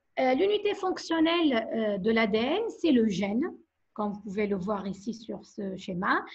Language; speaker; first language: French; non-native, local second language; Arabic